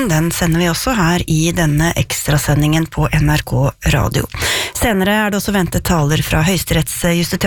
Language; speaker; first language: Norwegian; native; Norwegian